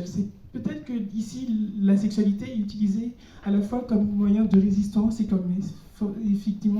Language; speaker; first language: French; native; French